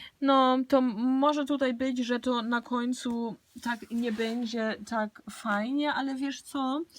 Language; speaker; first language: Polish; early bilingual, heritage; Polish